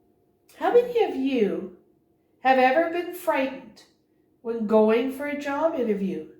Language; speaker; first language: English; native; English